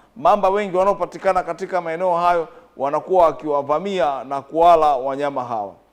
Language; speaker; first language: Swahili; native; Swahili